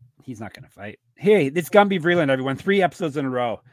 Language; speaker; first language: English; native; English